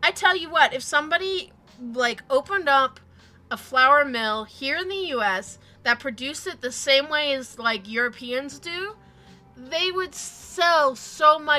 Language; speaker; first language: English; native; English